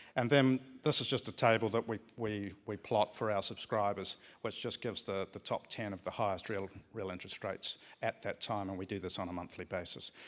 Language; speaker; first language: English; native; English